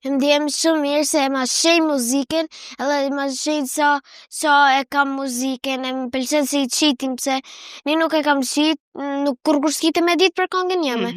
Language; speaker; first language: Albanian; early bilingual, heritage; Albanian